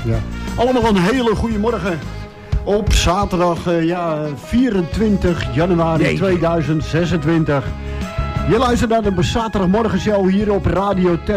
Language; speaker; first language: Dutch; native; Dutch